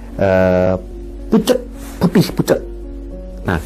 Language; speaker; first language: Indonesian; native; Indonesian